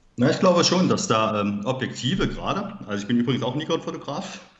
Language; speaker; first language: German; native; German